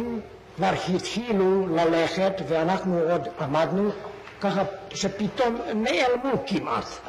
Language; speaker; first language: Hebrew; non-native, fluent; Hungarian